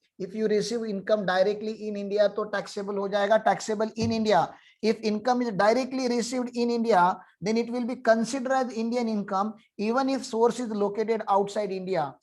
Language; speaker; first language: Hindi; non-native, local second language; Marathi